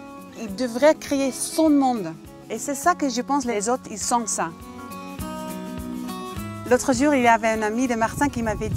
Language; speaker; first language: French; non-native, fluent; Dutch